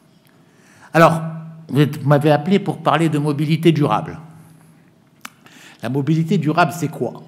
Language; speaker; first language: French; non-native, local second language; Arabic